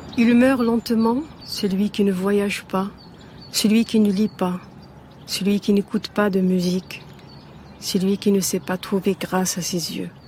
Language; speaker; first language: French; non-native, local second language; Arabic